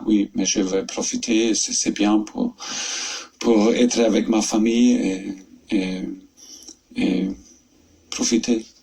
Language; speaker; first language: French; non-native, fluent; German